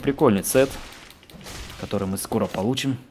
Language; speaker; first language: Russian; native; Russian